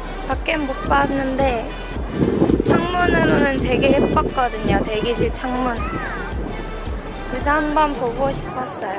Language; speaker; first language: Korean; native; Korean